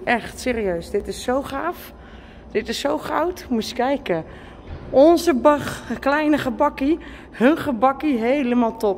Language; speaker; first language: Dutch; native; Dutch